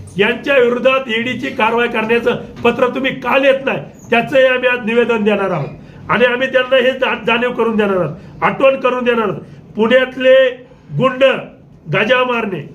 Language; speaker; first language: Marathi; native; Marathi